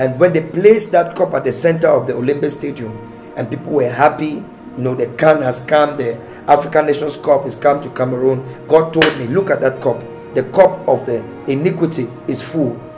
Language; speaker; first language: English; native; English